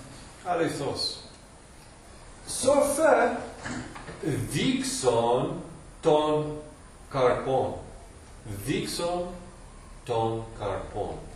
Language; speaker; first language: Greek; non-native, fluent; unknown